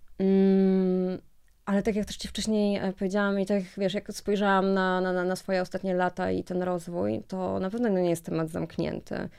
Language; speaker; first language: Polish; native; Polish